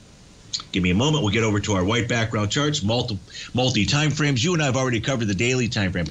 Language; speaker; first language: English; native; English